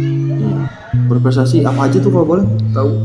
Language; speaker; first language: Indonesian; native; Indonesian